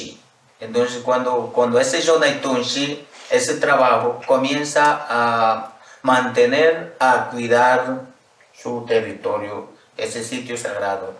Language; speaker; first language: Spanish; non-native, local second language; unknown